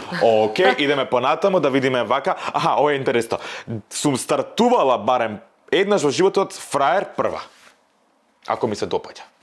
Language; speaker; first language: Macedonian; native; Macedonian